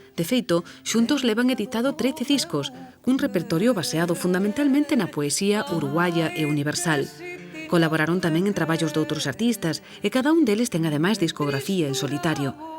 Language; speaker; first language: Galician; native; Galician